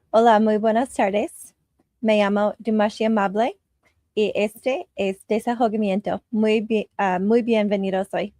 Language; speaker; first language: Spanish; non-native, learner; English